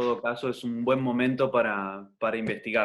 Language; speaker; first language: Spanish; native; Spanish